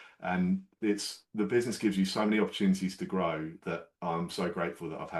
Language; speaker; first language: English; native; English